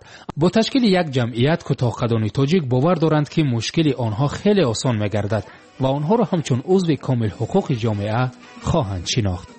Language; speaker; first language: Tajik; native; Tajik